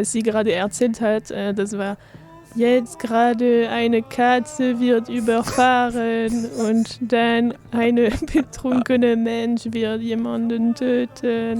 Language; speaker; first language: German; non-native, fluent; French